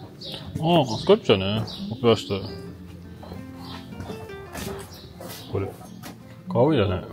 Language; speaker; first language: Japanese; non-native, learner; French